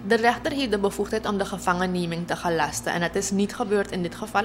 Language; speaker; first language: Dutch; native; Dutch